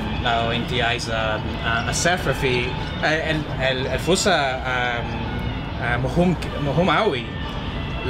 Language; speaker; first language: Arabic; non-native, learner; English